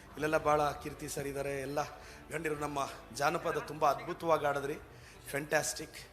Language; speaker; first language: Kannada; native; Kannada